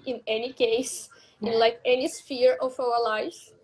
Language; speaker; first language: English; non-native, learner; Russian